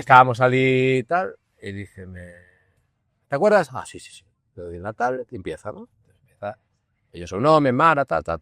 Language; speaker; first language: Spanish; non-native, local second language; Galician